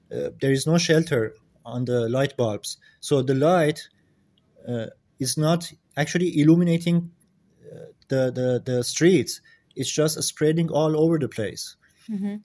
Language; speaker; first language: English; non-native, fluent; Persian